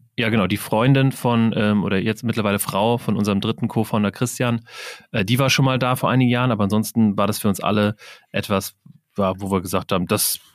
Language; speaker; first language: German; native; German